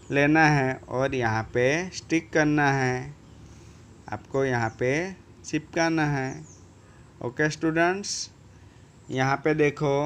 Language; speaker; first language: Hindi; non-native, local second language; Gujarati